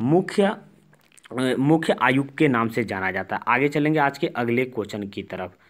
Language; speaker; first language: Hindi; native; Hindi